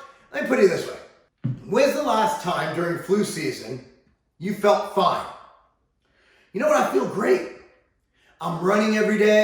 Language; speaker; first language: English; native; English